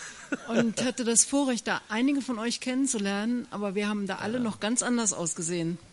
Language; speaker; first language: German; native; German